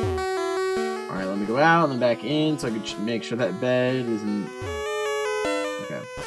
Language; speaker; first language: English; native; English